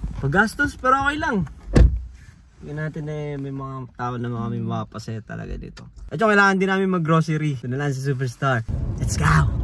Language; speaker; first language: Filipino; native; Filipino